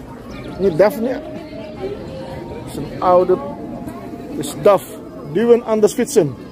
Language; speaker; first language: Dutch; non-native, learner; Indonesian